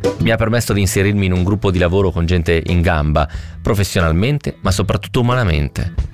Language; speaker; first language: Italian; native; Italian